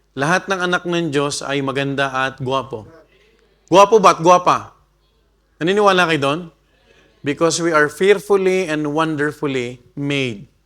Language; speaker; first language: Filipino; non-native, local second language; Bikol